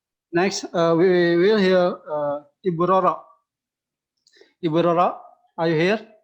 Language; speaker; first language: English; non-native, local second language; Indonesian